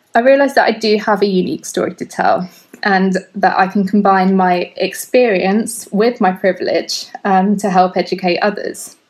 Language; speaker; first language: English; early bilingual, other home language; Hindi